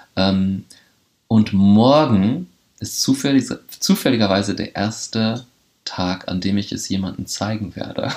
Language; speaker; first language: German; early bilingual, other home language; Polish